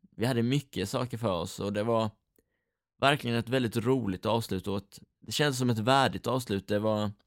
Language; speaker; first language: Swedish; native; Swedish